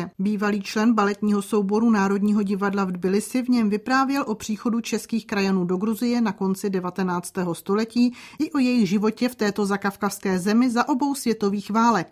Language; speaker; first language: Czech; native; Czech